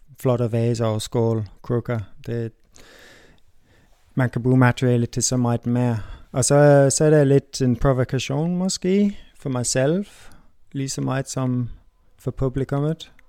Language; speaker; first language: Danish; non-native, fluent; English